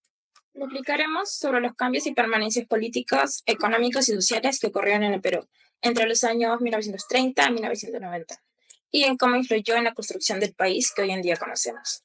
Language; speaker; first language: Spanish; native; Spanish